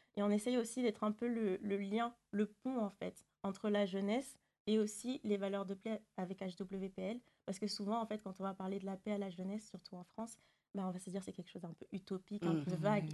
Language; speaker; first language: French; native; French